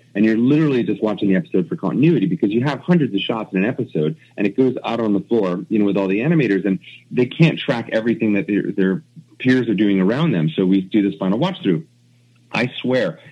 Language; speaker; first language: English; native; English